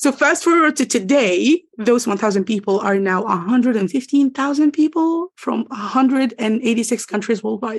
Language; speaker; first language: English; non-native, fluent; Arabic